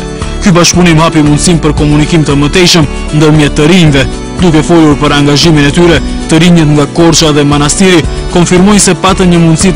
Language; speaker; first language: Albanian; native; Albanian